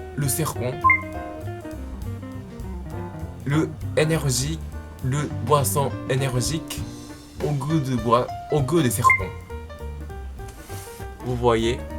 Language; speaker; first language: French; non-native, learner; Japanese